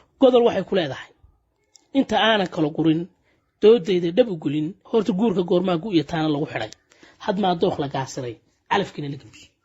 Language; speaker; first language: Somali; native; Somali